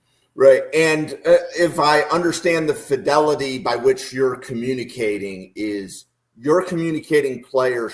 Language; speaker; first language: English; native; English